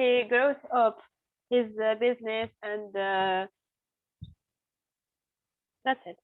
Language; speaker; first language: English; non-native, learner; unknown